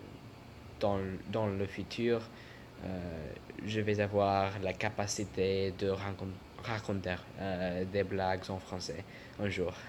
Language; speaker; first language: French; non-native, learner; English